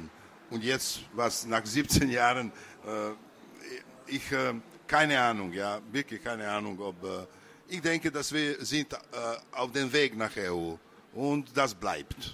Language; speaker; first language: German; non-native, learner; Serbian